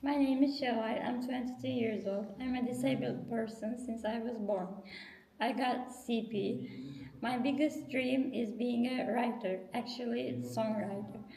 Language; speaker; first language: English; non-native, learner; Turkish